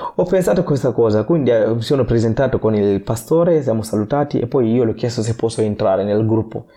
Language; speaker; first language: Italian; non-native, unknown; Fula